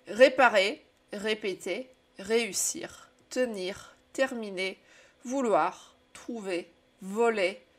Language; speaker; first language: French; non-native, fluent; Czech